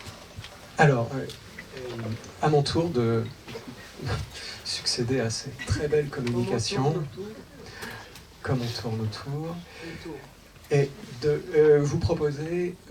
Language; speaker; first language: French; native; French